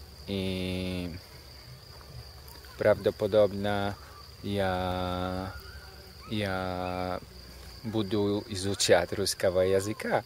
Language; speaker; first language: Russian; non-native, learner; Polish